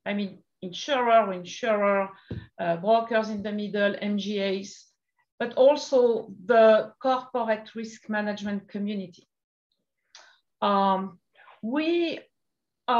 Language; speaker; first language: English; non-native, fluent; French